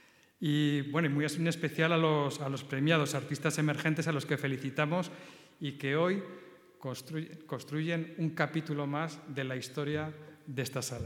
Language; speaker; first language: Spanish; native; Spanish